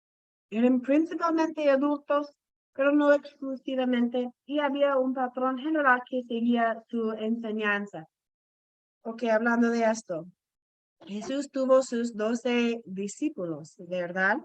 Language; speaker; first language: Spanish; non-native, fluent; English